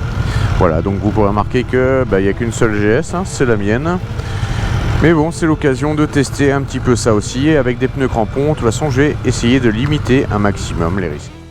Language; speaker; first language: French; native; French